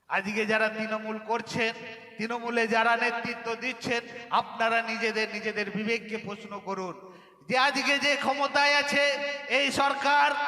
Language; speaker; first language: Bangla; non-native, local second language; Santali